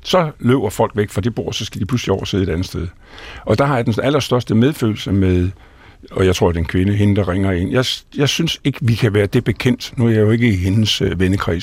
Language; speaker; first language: Danish; native; Danish